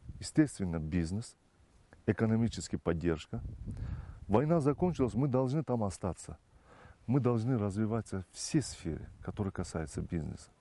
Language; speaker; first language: Russian; non-native, fluent; Turkish